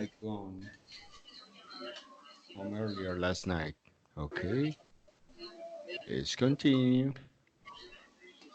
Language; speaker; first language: English; non-native, fluent; Spanish